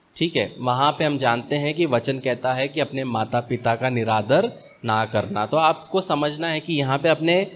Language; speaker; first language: Hindi; native; Hindi